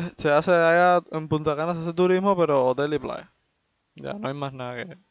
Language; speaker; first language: Spanish; native; Spanish